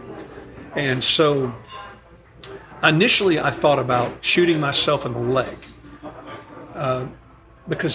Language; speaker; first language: English; native; English